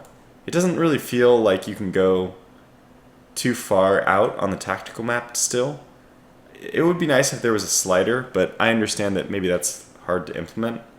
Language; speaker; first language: English; native; English